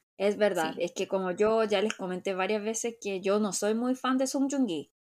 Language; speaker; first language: Spanish; non-native, fluent; Korean